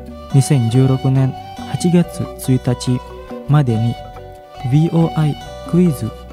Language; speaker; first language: Japanese; non-native, fluent; Indonesian